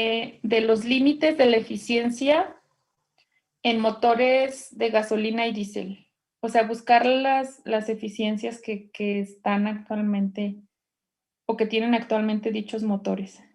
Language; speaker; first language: Spanish; native; Spanish